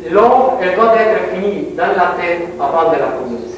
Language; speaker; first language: French; non-native, learner; Spanish